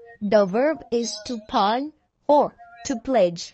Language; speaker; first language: English; non-native, fluent; Haitian Creole